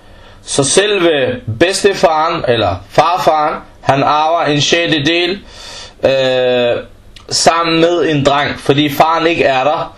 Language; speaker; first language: Danish; non-native, fluent; Arabic